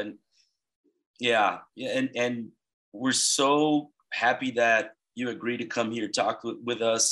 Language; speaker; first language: English; non-native, fluent; Portuguese